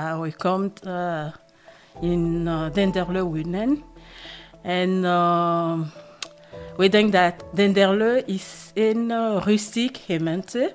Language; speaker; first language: Dutch; non-native, learner; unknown